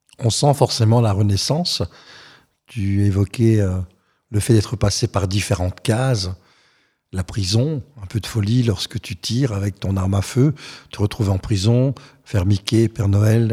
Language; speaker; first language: French; native; French